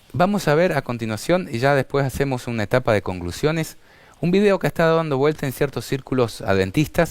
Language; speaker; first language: Spanish; native; Spanish